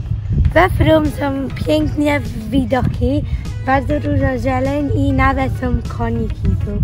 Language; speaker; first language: Polish; early bilingual, heritage; Polish